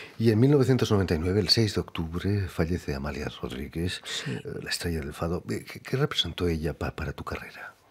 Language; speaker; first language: Spanish; native; Spanish